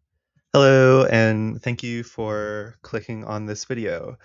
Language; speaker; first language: English; native; English